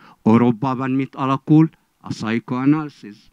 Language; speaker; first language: Hungarian; non-native, fluent; Arabic